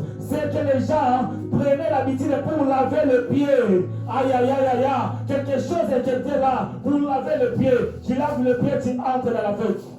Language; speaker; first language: French; non-native, local second language; Lingala